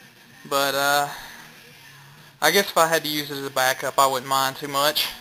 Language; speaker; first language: English; native; English